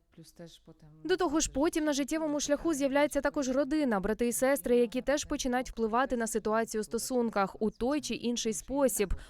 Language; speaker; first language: Ukrainian; native; Ukrainian